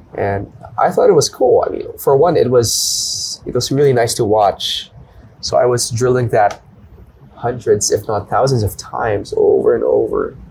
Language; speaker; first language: English; non-native, local second language; Filipino